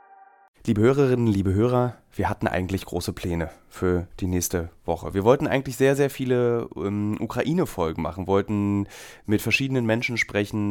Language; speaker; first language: German; native; German